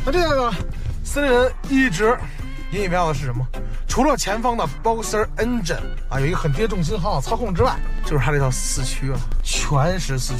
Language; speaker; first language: Chinese; native; Chinese